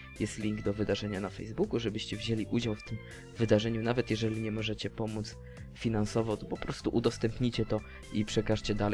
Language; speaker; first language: Polish; native; Polish